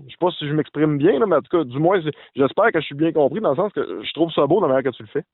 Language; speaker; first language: French; native; French